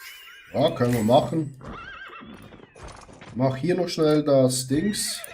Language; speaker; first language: German; native; German